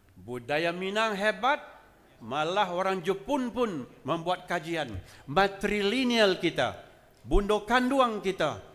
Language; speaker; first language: Malay; native; Malay